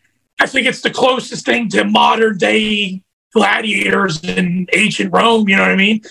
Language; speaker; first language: English; native; English